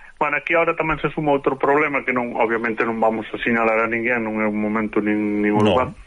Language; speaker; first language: Galician; native; Galician